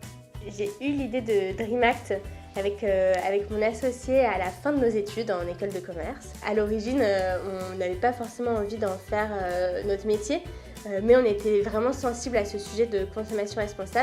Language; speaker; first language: French; native; French